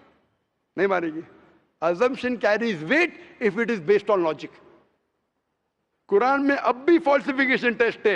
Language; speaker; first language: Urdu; non-native, local second language; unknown